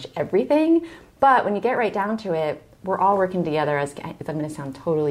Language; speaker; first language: English; native; English